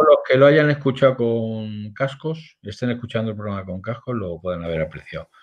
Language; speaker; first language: Spanish; native; Spanish